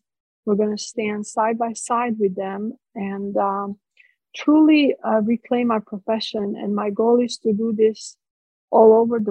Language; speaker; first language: English; non-native, fluent; Croatian